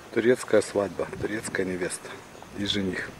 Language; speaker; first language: Russian; native; Russian